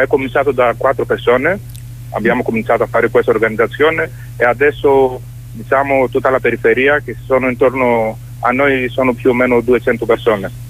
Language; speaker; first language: Italian; non-native, fluent; Greek